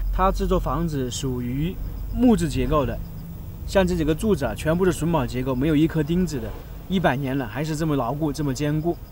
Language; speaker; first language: Chinese; native; Chinese